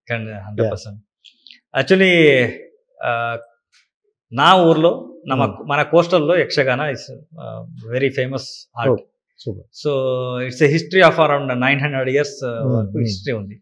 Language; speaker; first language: Telugu; non-native, learner; Kannada